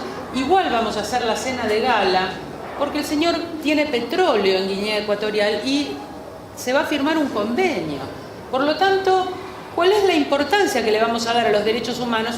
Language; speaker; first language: Spanish; native; Spanish